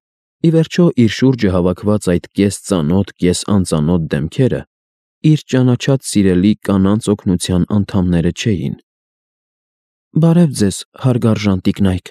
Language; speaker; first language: Armenian; native; Armenian